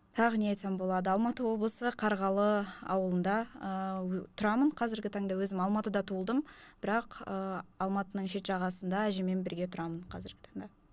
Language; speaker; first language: Kazakh; non-native, local second language; Russian